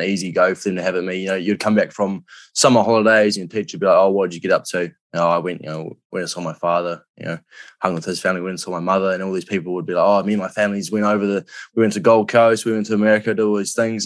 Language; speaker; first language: English; native; English